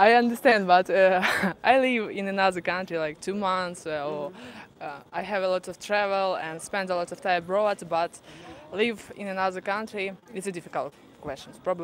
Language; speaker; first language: English; non-native, fluent; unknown